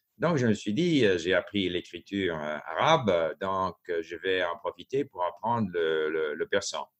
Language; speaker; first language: French; non-native, local second language; English